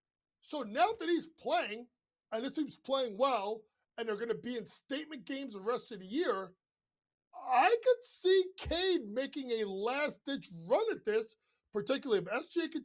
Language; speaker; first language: English; native; English